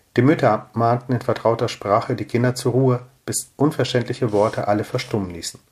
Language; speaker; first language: German; early bilingual, other home language; Russian